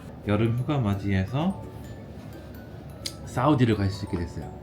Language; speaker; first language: Korean; native; Korean